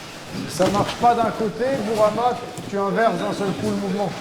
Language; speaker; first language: French; native; French